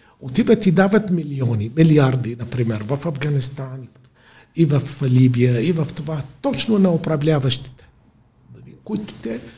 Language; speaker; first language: Bulgarian; non-native, fluent; Arabic